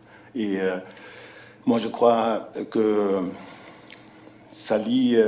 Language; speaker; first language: French; non-native, fluent; German